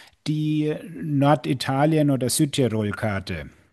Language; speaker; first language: German; native; German